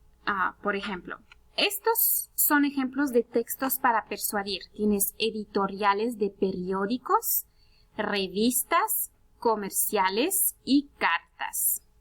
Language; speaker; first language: Spanish; early bilingual, heritage; Spanish